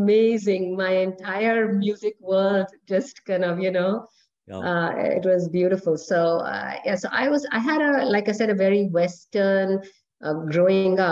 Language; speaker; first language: English; non-native, local second language; Hindi